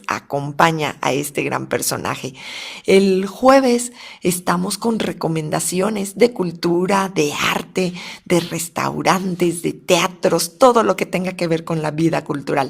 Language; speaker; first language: Spanish; native; Spanish